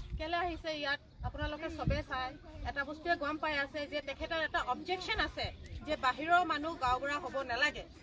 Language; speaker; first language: Assamese; non-native, local second language; Karbi